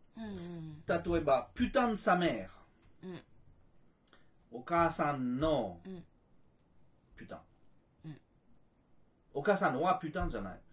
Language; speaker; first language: Japanese; non-native, fluent; French